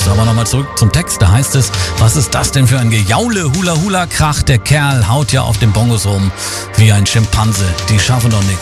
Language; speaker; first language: German; native; German